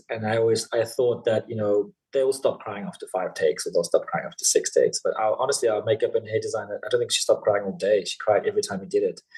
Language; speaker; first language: English; native; English